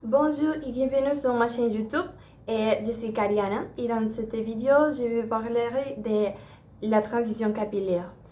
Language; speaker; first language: French; non-native, learner; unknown